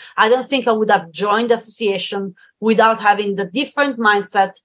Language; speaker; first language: English; non-native, fluent; Italian